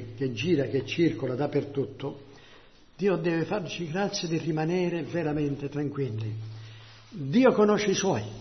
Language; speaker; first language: Italian; non-native, local second language; French